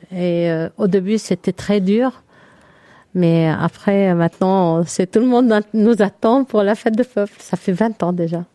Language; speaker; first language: French; non-native, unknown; Arabic